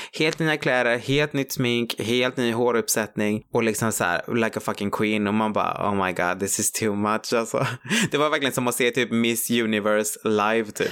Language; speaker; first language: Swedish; early bilingual, other home language; Spanish